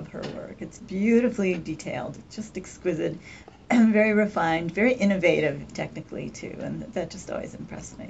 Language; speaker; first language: English; native; English